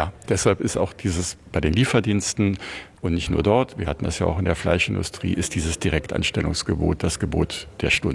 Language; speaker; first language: German; native; German